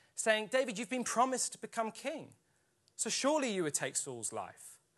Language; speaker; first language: English; native; English